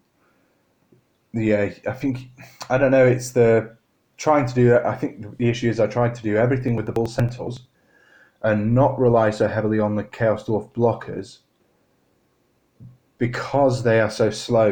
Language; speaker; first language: English; native; English